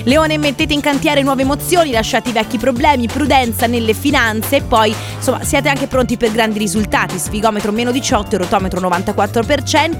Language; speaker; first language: Italian; native; Italian